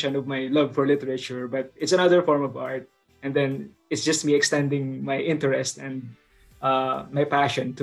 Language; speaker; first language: English; non-native, local second language; Bikol